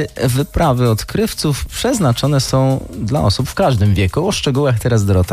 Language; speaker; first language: Polish; native; Polish